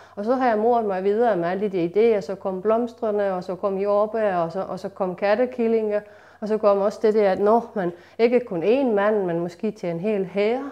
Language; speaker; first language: Danish; non-native, fluent; Estonian